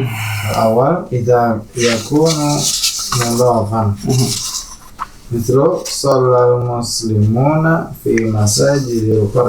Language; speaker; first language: Arabic; non-native, learner; Indonesian